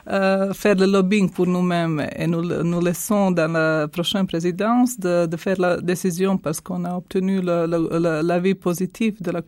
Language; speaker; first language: French; non-native, fluent; Croatian